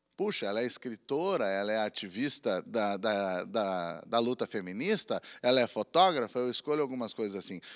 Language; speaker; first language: Portuguese; native; Portuguese